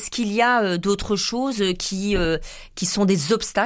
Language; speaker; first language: French; native; French